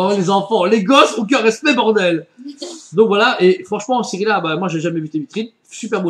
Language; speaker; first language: French; native; French